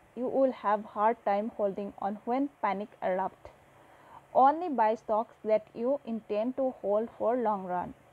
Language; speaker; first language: English; non-native, local second language; Assamese